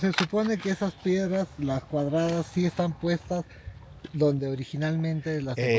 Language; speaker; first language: Spanish; native; Spanish